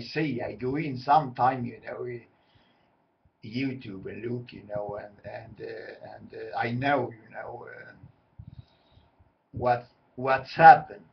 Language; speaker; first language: English; non-native, learner; Swedish